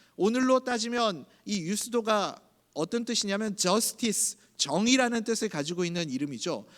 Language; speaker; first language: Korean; native; Korean